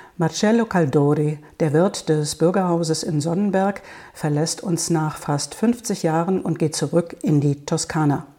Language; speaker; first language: German; native; German